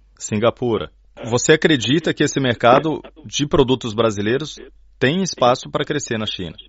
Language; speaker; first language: Portuguese; native; Portuguese